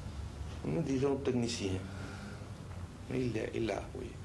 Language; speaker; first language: French; non-native, learner; Spanish